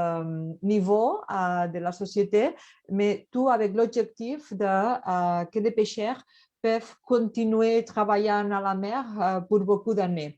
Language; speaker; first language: French; non-native, learner; Catalan